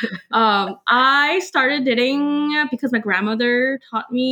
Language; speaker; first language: English; early bilingual, other home language; Cantonese